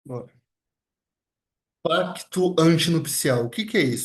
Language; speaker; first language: Portuguese; native; Portuguese